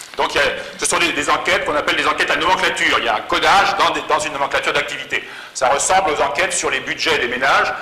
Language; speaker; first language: French; native; French